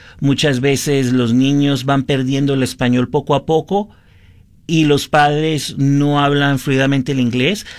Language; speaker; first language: Spanish; early bilingual, heritage; Spanish